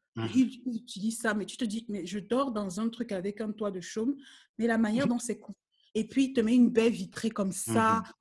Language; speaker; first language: French; native; French